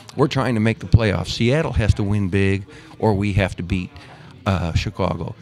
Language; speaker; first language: English; native; English